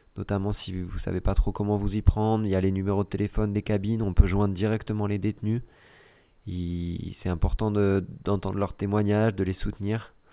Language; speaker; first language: French; native; French